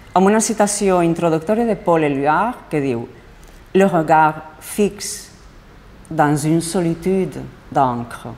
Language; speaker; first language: Catalan; native; Catalan